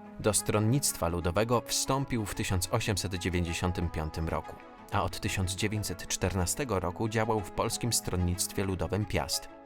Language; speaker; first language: Polish; native; Polish